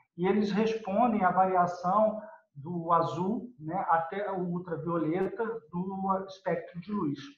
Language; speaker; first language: Portuguese; native; Portuguese